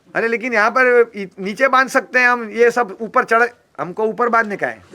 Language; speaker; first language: Hindi; non-native, local second language; Gujarati